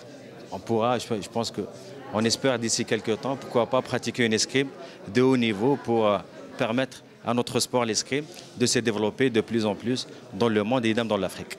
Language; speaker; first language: French; non-native, local second language; Arabic